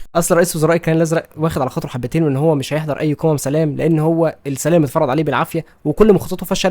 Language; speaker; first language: Arabic; native; Arabic